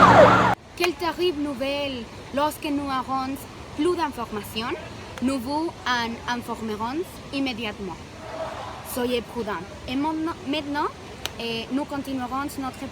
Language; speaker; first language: French; non-native, learner; Spanish